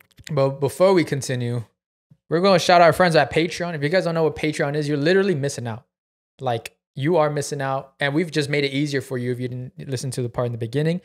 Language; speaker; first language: English; early bilingual, other home language; Spanish